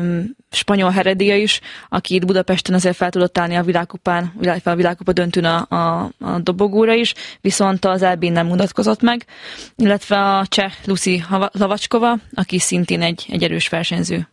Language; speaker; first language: Hungarian; native; Hungarian